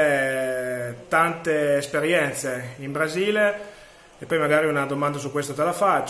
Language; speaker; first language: Italian; native; Italian